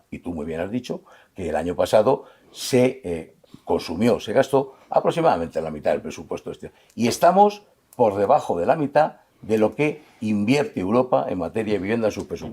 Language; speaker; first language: Spanish; native; Spanish